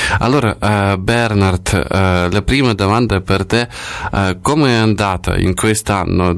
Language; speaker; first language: Italian; non-native, fluent; Ukrainian